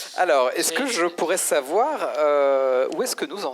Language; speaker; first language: French; native; French